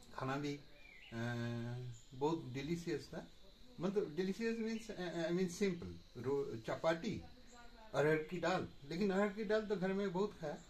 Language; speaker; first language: Hindi; non-native, local second language; Bangla